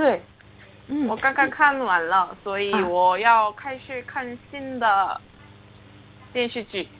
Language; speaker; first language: Chinese; non-native, learner; Korean